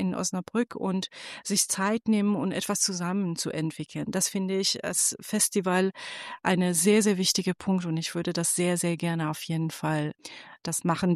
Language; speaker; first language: German; non-native, fluent; Persian